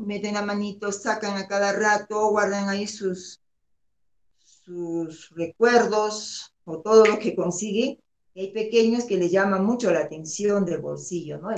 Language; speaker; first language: Spanish; native; Spanish